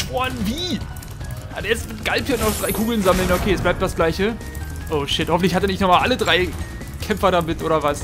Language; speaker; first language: German; native; German